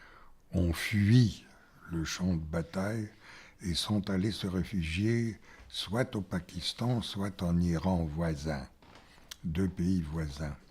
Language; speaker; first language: French; non-native, fluent; Bulgarian